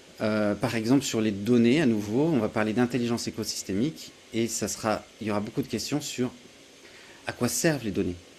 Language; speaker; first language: French; native; French